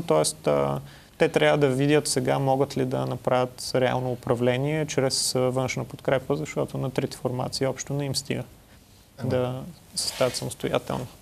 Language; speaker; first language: Bulgarian; native; Bulgarian